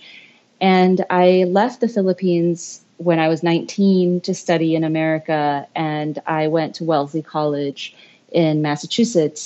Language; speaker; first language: English; native; English